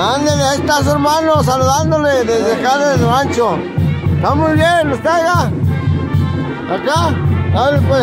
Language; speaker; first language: Spanish; native; Spanish